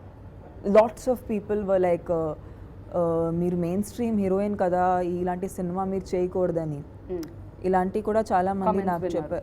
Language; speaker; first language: Telugu; non-native, fluent; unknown